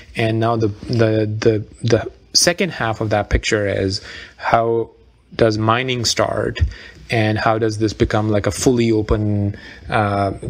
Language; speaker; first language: English; non-native, local second language; Urdu